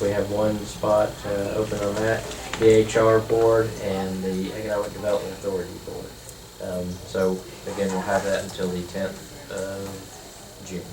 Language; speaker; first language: English; native; English